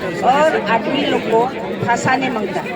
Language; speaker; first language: Hindi; non-native, local second language; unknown